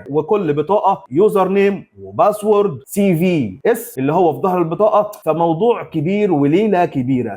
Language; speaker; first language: Arabic; native; Arabic